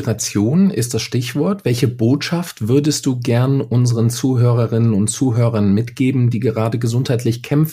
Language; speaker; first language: German; native; German